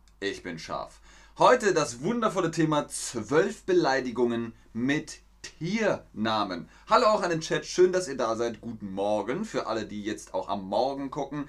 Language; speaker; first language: German; native; German